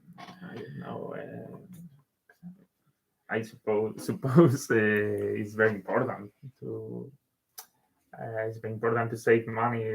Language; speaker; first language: English; non-native, learner; Spanish